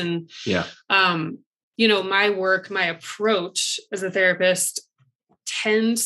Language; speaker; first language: English; native; English